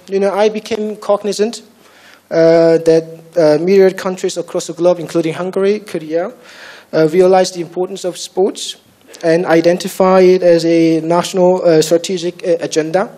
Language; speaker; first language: English; non-native, fluent; Korean